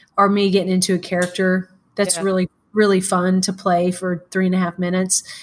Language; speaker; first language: English; native; English